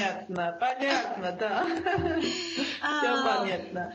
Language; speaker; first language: Russian; non-native, fluent; Georgian